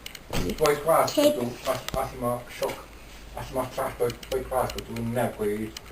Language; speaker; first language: Bulgarian; non-native, learner; Finnish